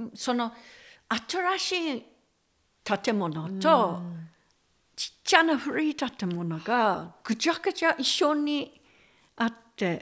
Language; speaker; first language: Japanese; non-native, fluent; English